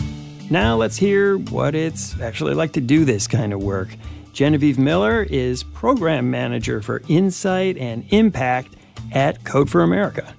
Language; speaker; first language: English; native; English